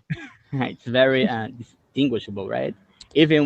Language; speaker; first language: English; non-native, fluent; Portuguese